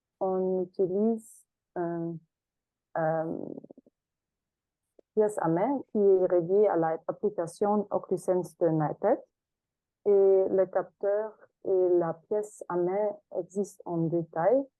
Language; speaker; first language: French; non-native, fluent; German